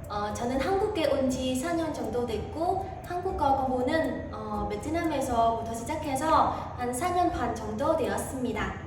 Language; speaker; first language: Korean; non-native, fluent; Vietnamese